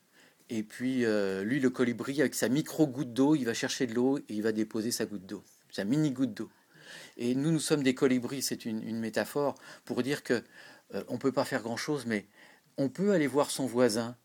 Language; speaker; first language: French; native; French